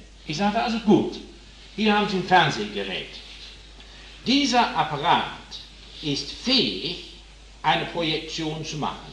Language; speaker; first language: German; non-native, fluent; English